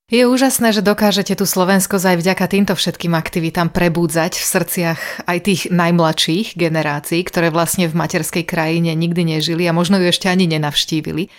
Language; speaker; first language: Slovak; native; Slovak